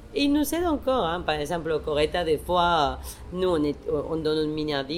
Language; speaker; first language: French; non-native, fluent; Spanish